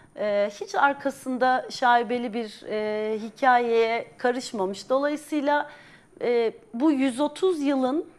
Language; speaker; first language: Turkish; native; Turkish